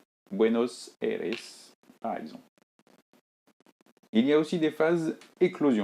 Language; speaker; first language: French; native; French